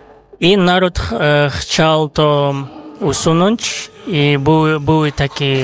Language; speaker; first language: Polish; non-native, fluent; Kazakh